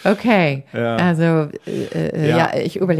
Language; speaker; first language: German; non-native, fluent; English